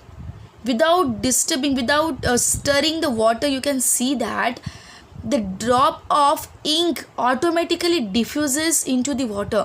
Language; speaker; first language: English; non-native, local second language; Hindi